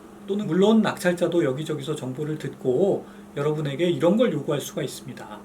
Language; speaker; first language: Korean; native; Korean